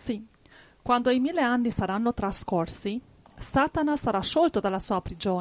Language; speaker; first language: Italian; native; Italian